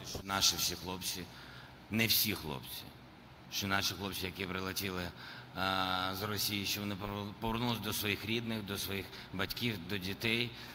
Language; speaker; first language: Ukrainian; non-native, local second language; Russian